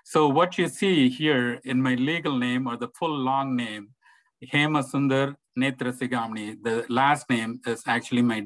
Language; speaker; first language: English; non-native, local second language; Tamil